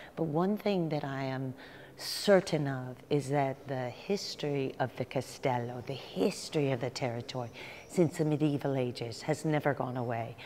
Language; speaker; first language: English; native; English